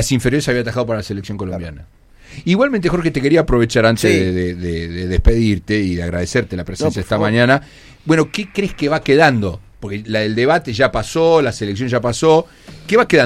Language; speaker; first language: Spanish; native; Spanish